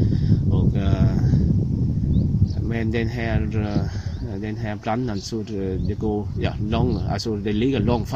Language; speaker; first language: Swedish; non-native, learner; Vietnamese